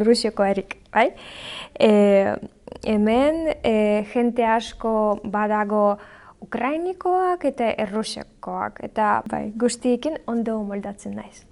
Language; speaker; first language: Basque; non-native, learner; Belarusian